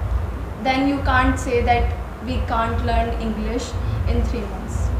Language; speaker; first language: English; non-native, learner; Hindi